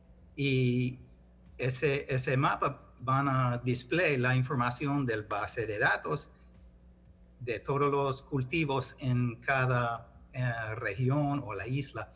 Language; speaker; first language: Spanish; non-native, fluent; English